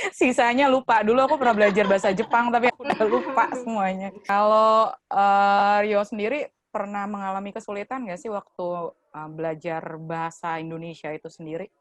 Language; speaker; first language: Indonesian; native; Indonesian